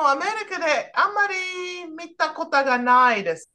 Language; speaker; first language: Japanese; non-native, learner; English